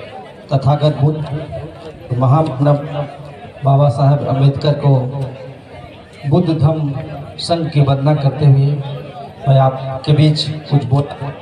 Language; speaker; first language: Hindi; native; Hindi